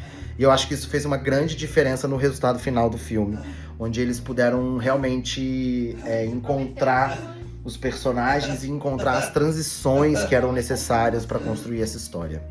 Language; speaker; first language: Portuguese; native; Portuguese